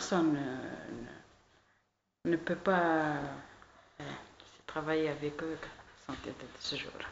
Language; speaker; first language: French; non-native, learner; Arabic